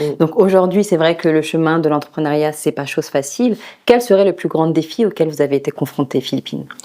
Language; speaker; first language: French; native; French